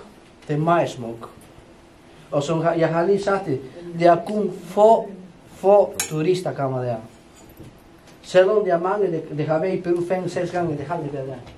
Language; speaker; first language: Danish; non-native, fluent; Spanish